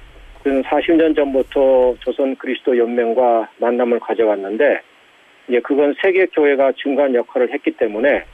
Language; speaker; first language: Korean; native; Korean